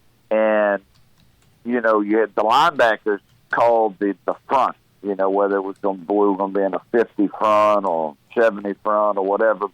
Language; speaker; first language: English; native; English